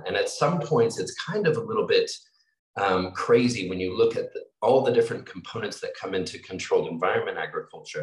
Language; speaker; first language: English; native; English